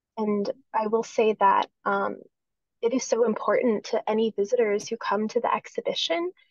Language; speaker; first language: English; native; English